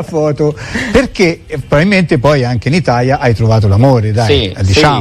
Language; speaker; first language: Italian; native; Italian